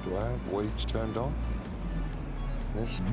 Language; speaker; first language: English; native; English